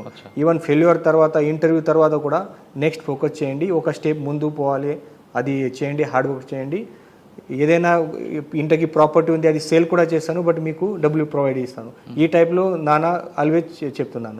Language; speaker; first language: Telugu; non-native, local second language; Marathi